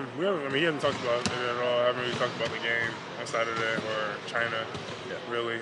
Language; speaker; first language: English; native; English